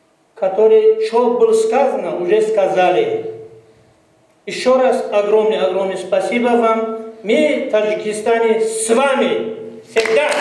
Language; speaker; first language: Russian; non-native, learner; Tajik